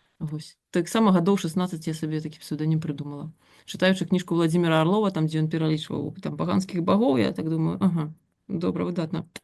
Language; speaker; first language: Belarusian; non-native, local second language; Russian